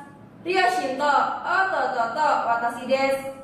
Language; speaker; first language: Japanese; non-native, learner; Indonesian